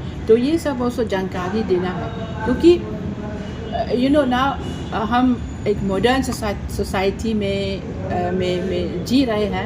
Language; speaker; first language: Hindi; non-native, fluent; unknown